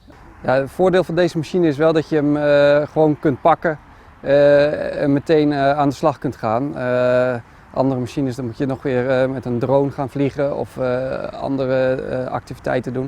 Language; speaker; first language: Dutch; native; Dutch